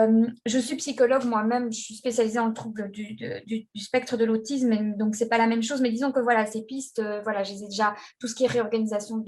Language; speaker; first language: French; native; French